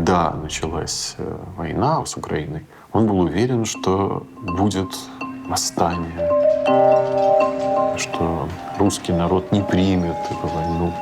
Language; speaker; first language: Russian; native; Russian